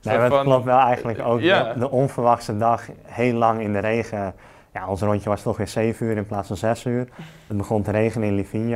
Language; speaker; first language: Dutch; native; Dutch